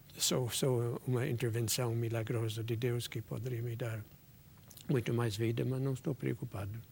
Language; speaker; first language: Portuguese; non-native, fluent; English